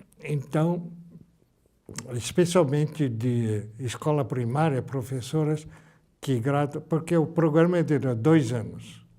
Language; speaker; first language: Portuguese; early bilingual, other home language; Japanese